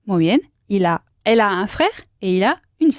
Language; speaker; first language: French; non-native, fluent; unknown